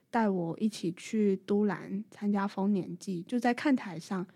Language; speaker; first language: Chinese; native; Chinese